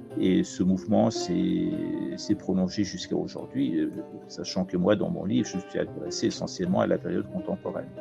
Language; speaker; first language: French; early bilingual, other home language; Persian